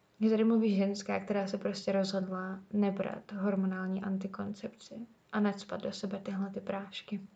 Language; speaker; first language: Czech; native; Czech